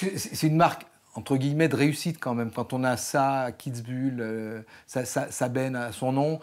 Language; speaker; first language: French; native; French